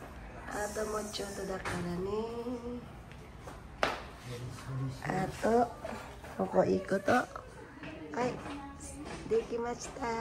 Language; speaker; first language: Japanese; non-native, fluent; Filipino